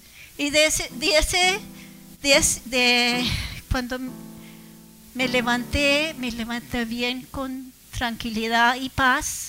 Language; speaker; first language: Spanish; early bilingual, heritage; English